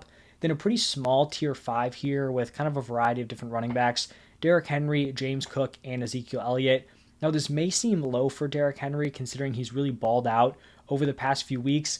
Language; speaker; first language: English; native; English